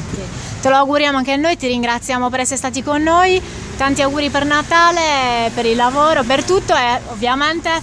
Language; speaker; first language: Italian; native; Italian